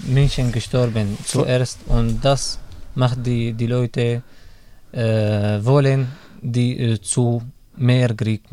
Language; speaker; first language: German; non-native, learner; Arabic